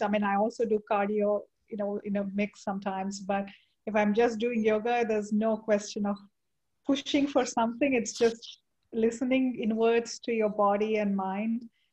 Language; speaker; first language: English; non-native, local second language; Kannada